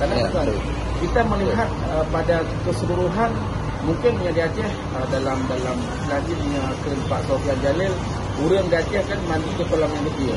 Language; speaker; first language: Indonesian; non-native, local second language; Achinese